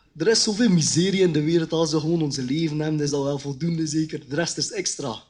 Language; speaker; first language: Dutch; early bilingual, other home language; Khmer